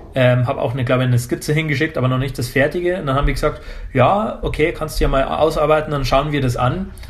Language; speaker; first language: German; native; German